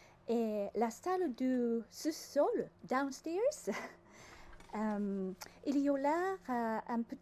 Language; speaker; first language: French; non-native, learner; Japanese